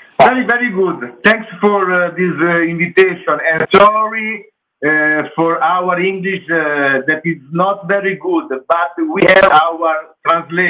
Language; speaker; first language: English; non-native, learner; Italian